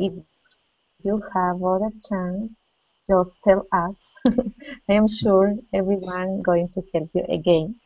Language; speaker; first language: English; non-native, learner; Spanish